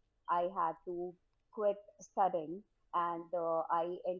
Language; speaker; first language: English; non-native, local second language; Hindi